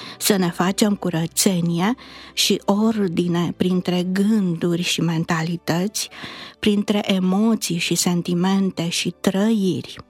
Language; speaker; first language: Romanian; native; Romanian